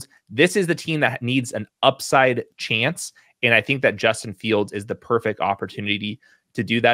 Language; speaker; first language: English; native; English